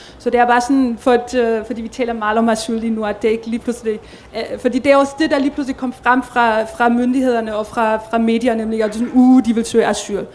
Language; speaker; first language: Danish; native; Danish